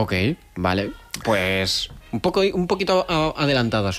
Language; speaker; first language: Spanish; native; Spanish